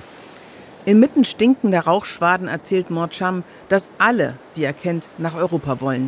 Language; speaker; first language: German; native; German